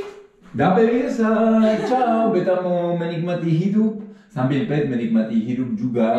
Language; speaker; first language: Indonesian; non-native, learner; French